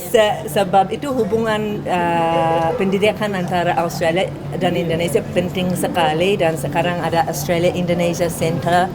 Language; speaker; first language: Indonesian; non-native, fluent; English